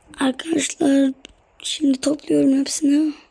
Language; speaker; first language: Turkish; native; Turkish